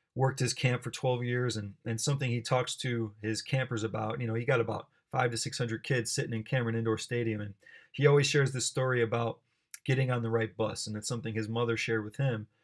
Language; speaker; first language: English; native; English